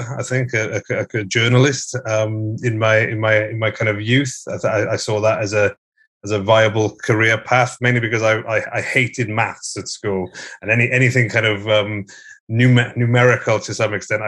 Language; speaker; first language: English; native; English